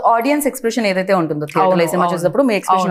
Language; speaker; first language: Telugu; native; Telugu